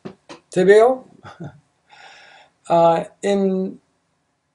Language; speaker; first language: Spanish; non-native, learner; English